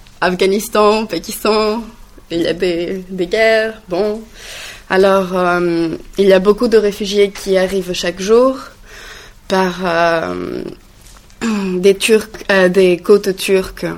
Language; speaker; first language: French; non-native, learner; Greek